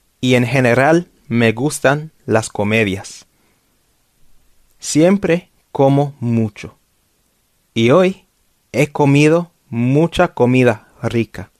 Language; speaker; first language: Spanish; non-native, fluent; English